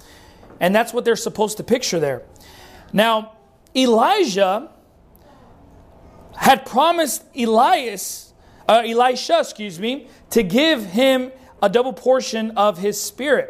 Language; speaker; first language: English; native; English